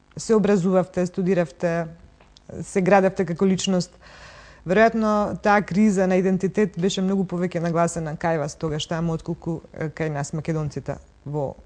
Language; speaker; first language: Macedonian; native; Macedonian